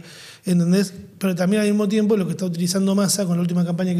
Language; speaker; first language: Spanish; native; Spanish